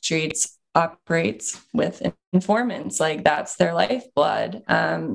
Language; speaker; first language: English; native; English